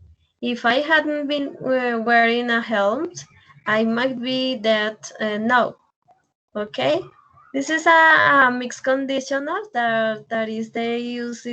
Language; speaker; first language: English; non-native, learner; Spanish